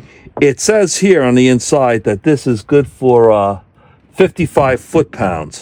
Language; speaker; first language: English; native; English